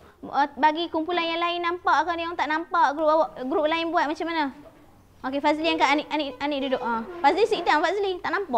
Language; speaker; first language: Malay; native; Malay